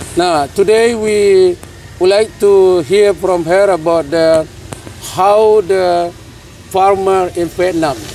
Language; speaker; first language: English; non-native, fluent; Indonesian